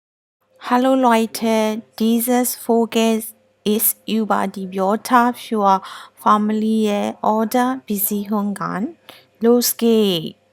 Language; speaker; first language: German; non-native, learner; Burmese